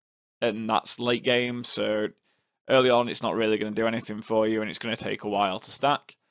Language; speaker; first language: English; native; English